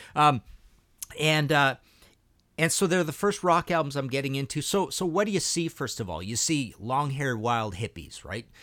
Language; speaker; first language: English; early bilingual, other home language; Russian